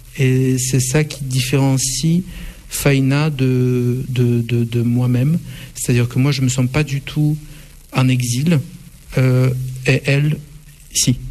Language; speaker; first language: French; non-native, fluent; Russian